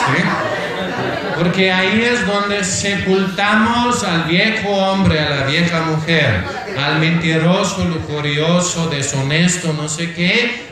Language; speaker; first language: Spanish; non-native, fluent; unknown